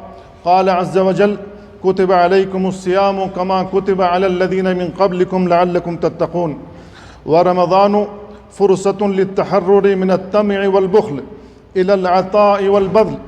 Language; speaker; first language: Arabic; non-native, fluent; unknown